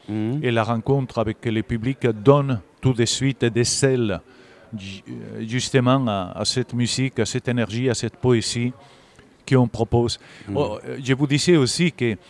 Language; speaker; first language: French; non-native, fluent; Galician